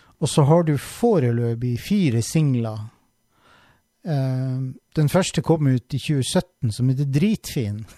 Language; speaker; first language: Norwegian; native; Norwegian